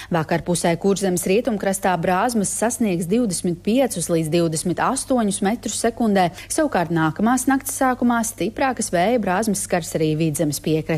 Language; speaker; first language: Latvian; native; Latvian